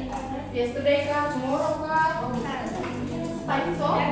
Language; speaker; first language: English; non-native, learner; Indonesian